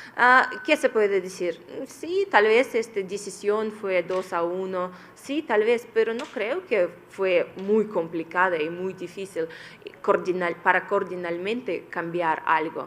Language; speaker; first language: Spanish; non-native, fluent; Russian